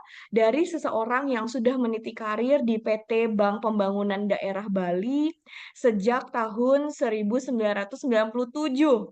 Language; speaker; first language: Indonesian; native; Indonesian